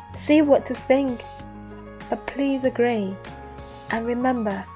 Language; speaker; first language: English; non-native, fluent; Chinese